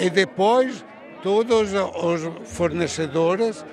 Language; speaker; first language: Portuguese; non-native, fluent; Italian